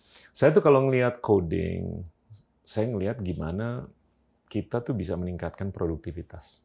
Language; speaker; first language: Indonesian; native; Indonesian